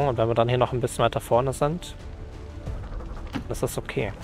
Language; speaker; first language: German; native; German